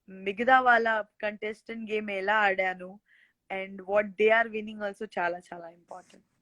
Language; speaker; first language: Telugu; non-native, learner; Gujarati